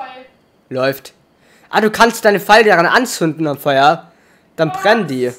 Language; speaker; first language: German; native; German